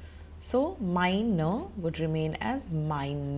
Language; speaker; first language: German; non-native, fluent; Hindi